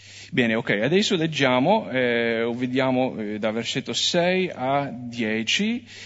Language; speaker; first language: Italian; non-native, fluent; English